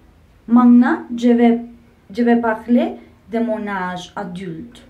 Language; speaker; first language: French; non-native, learner; Spanish